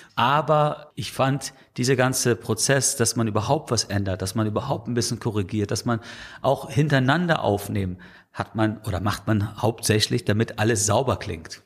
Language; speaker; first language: German; non-native, fluent; English